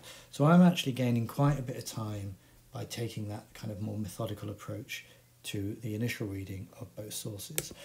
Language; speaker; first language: English; native; English